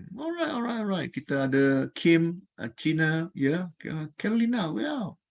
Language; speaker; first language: Malay; non-native, local second language; Chinese